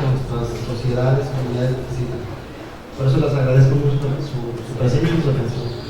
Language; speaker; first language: Spanish; native; Spanish